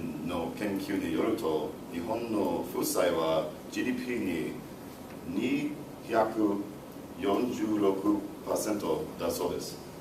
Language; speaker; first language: Japanese; non-native, learner; English